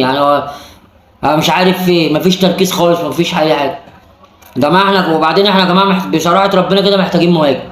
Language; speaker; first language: Arabic; native; Arabic